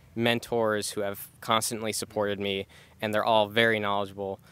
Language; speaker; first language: English; native; English